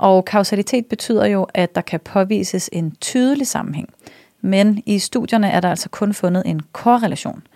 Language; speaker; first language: Danish; native; Danish